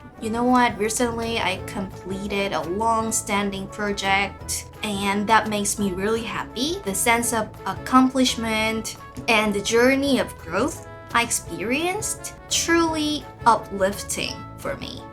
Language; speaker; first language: English; non-native, fluent; Korean